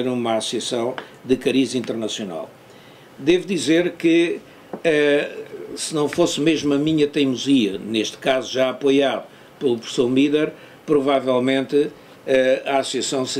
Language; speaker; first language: Portuguese; native; Portuguese